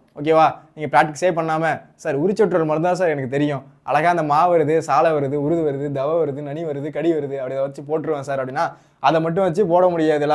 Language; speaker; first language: Tamil; native; Tamil